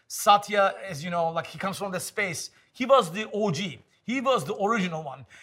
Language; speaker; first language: English; non-native, fluent; Turkish